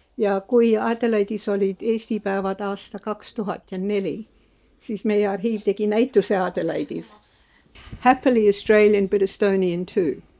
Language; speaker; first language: Estonian; early bilingual, heritage; Estonian